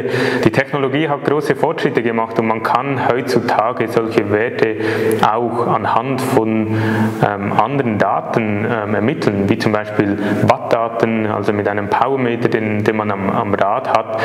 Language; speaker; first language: German; native; German